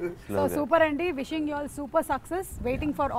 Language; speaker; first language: Telugu; native; Telugu